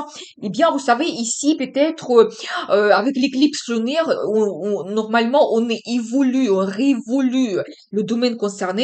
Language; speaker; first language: French; non-native, fluent; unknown